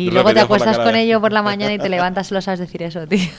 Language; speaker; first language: Spanish; native; Spanish